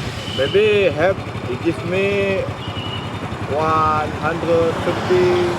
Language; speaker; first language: English; non-native, learner; Indonesian